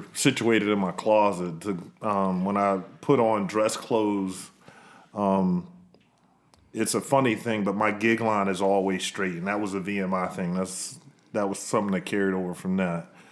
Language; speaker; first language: English; native; English